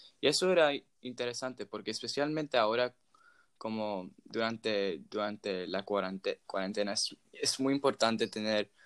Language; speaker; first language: Spanish; non-native, fluent; English